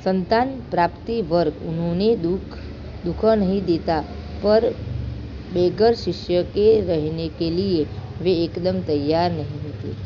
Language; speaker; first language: Hindi; non-native, local second language; Gujarati